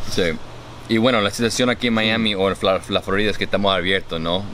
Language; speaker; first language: Spanish; early bilingual, heritage; Spanish